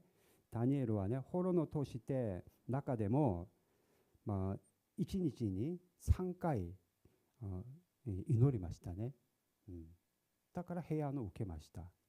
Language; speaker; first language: Japanese; non-native, learner; Korean